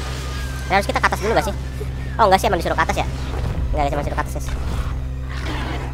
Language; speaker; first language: Indonesian; native; Indonesian